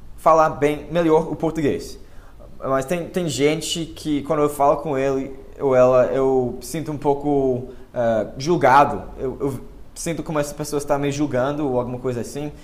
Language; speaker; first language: Portuguese; non-native, fluent; English